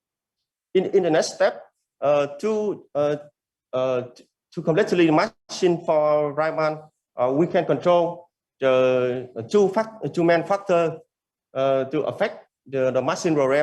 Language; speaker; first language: English; non-native, learner; Vietnamese